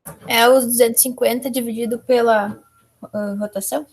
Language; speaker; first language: Portuguese; native; Portuguese